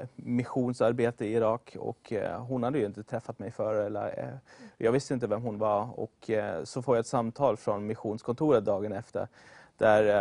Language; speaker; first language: Swedish; non-native, fluent; German